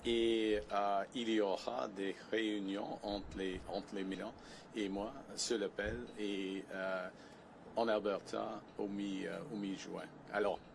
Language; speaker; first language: French; non-native, fluent; English